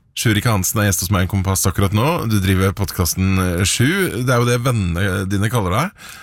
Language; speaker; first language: Norwegian; native; Norwegian